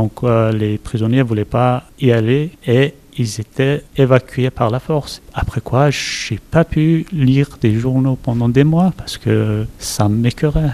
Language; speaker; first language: French; non-native, fluent; Kurdish